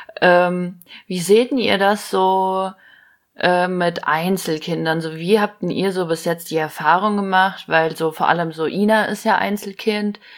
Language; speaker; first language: German; native; German